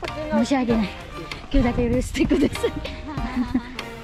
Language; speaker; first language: Japanese; non-native, learner; Filipino